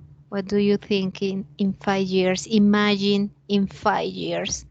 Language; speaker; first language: English; non-native, learner; Spanish